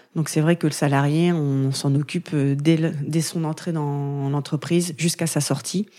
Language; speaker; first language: French; native; French